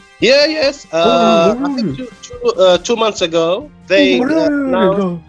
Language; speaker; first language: English; non-native, fluent; Arabic